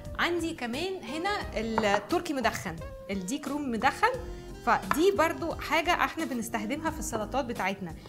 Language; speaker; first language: Arabic; non-native, fluent; Russian